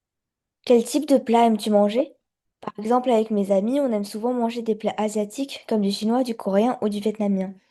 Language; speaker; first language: French; non-native, learner; Chinese